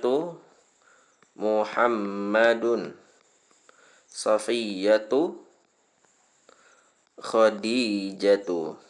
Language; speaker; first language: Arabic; non-native, fluent; Indonesian